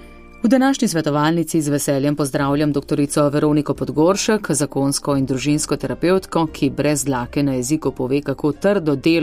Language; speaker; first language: Slovenian; native; Slovenian